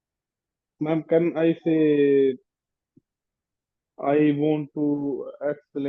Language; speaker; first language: English; non-native, learner; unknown